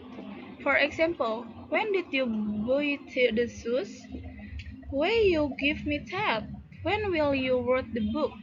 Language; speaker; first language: English; non-native, learner; Indonesian